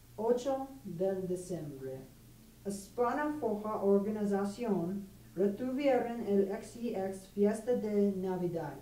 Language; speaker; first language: Spanish; non-native, learner; English